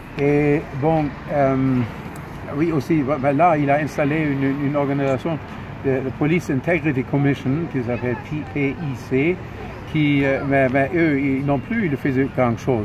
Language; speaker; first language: French; non-native, fluent; German